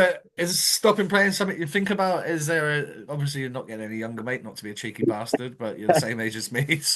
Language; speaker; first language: English; native; English